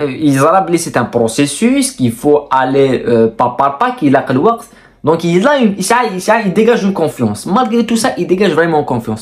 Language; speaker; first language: French; non-native, local second language; Kabyle